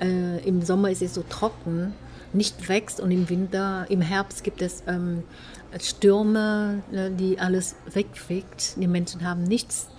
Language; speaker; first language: German; non-native, fluent; Vietnamese